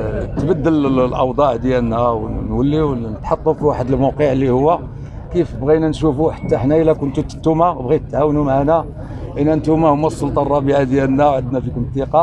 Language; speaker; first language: Arabic; native; Arabic